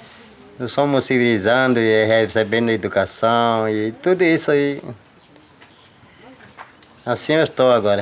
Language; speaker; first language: Portuguese; non-native, local second language; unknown